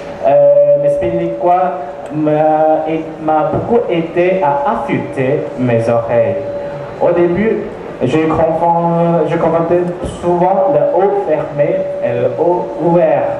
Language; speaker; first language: French; non-native, learner; Chinese